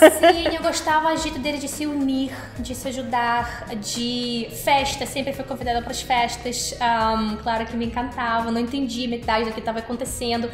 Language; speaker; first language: Portuguese; non-native, fluent; Russian